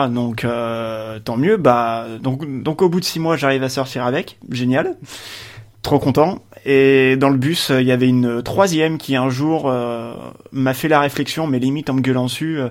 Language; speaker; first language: French; native; French